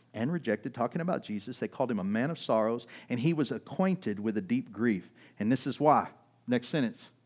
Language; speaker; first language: English; early bilingual, other home language; German